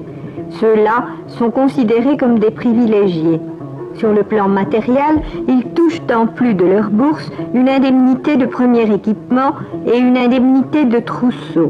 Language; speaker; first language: French; native; French